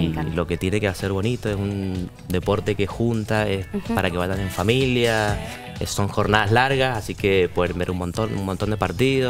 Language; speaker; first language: Spanish; native; Spanish